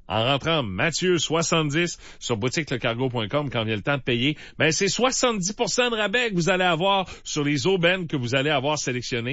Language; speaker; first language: French; native; French